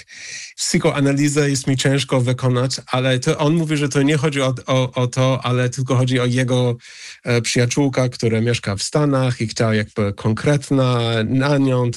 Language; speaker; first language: Polish; early bilingual, heritage; English